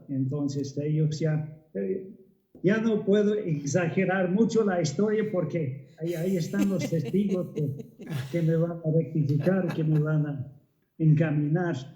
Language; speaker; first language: Spanish; non-native, fluent; English